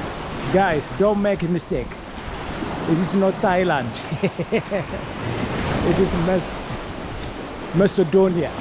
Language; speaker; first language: English; non-native, learner; Amharic